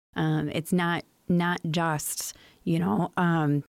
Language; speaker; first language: English; native; English